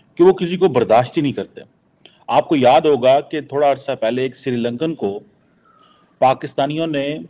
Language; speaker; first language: Urdu; non-native, local second language; Punjabi